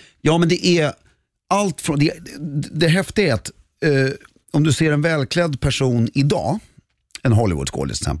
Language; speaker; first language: Swedish; native; Swedish